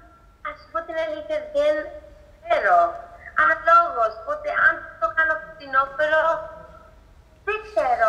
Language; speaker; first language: Greek; early bilingual, heritage; Greek